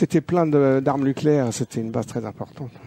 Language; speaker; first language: French; native; French